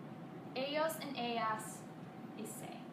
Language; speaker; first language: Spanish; non-native, learner; English